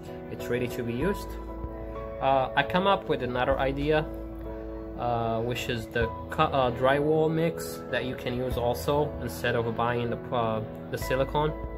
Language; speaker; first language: English; non-native, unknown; Arabic